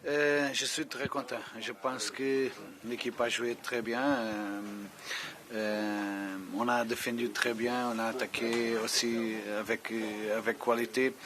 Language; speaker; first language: French; non-native, fluent; Portuguese